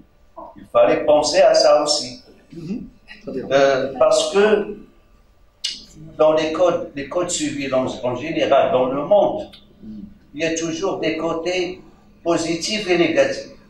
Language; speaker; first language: French; non-native, local second language; Arabic